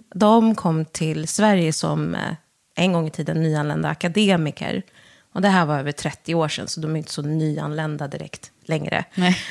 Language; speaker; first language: Swedish; early bilingual, other home language; Wolof